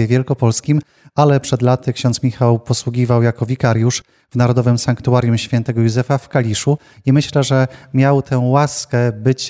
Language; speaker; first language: Polish; native; Polish